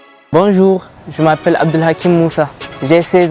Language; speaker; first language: French; non-native, local second language; Hausa